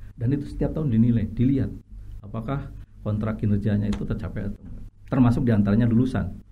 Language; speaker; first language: Indonesian; native; Indonesian